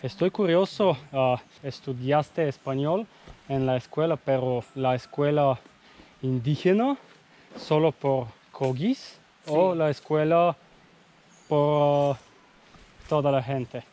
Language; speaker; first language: Spanish; non-native, learner; Bulgarian